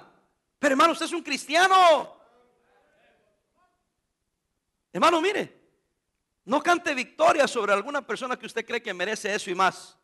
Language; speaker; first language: Spanish; native; Spanish